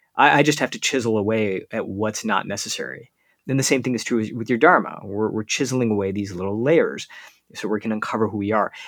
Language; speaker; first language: English; native; English